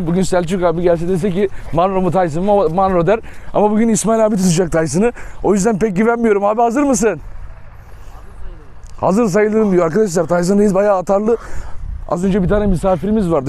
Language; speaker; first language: Turkish; native; Turkish